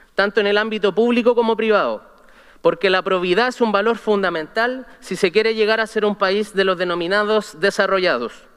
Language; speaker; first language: Spanish; native; Spanish